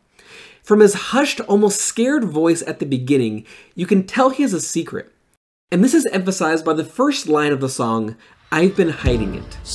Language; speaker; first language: English; native; English